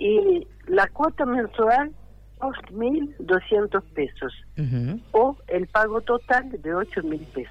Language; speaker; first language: Spanish; non-native, fluent; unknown